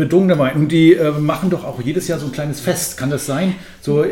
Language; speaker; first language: German; native; German